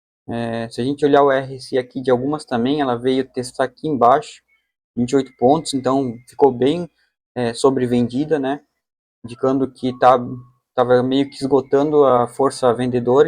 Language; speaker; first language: Portuguese; native; Portuguese